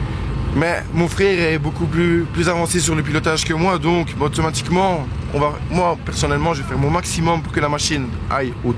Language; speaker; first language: French; native; French